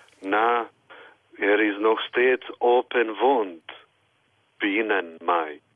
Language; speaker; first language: Dutch; non-native, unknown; Bosnian